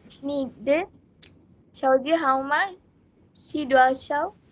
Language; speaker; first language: Chinese; non-native, learner; Malay